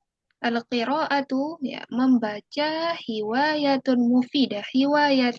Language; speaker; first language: Arabic; non-native, fluent; Indonesian